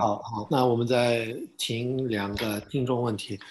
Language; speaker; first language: Chinese; non-native, fluent; English